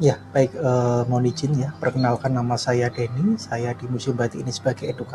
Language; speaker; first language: Indonesian; native; Indonesian